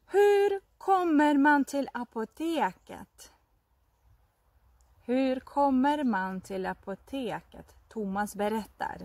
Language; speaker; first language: Swedish; non-native, fluent; Russian